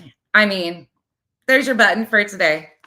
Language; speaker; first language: English; native; English